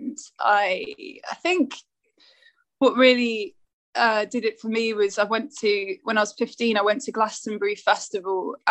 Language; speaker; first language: English; native; English